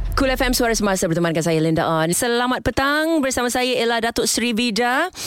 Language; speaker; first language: Malay; native; Malay